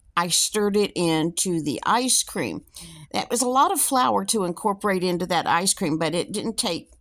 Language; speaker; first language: English; native; English